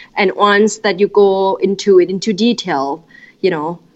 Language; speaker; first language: English; non-native, fluent; Thai